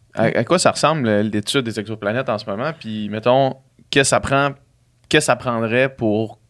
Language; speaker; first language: French; native; French